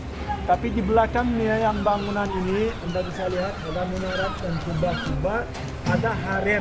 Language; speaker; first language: Indonesian; non-native, fluent; Turkish